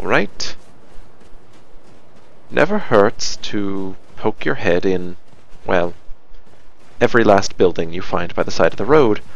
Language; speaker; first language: English; native; English